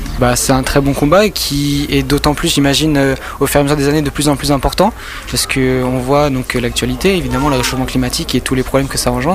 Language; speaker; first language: French; native; French